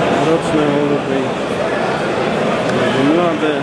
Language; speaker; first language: Polish; non-native, learner; Slovak